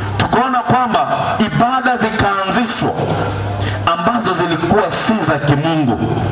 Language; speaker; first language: Swahili; non-native, local second language; Gusii